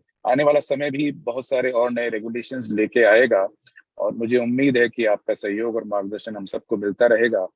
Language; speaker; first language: Hindi; native; Hindi